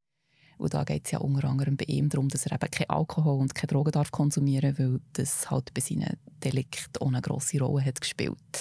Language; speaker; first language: German; native; German